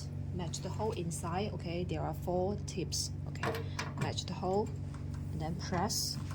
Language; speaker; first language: English; non-native, learner; Chinese